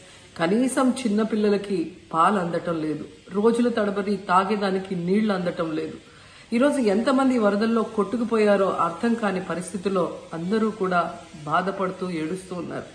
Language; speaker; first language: Telugu; native; Telugu